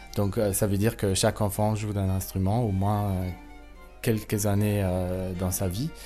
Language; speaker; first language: French; non-native, fluent; German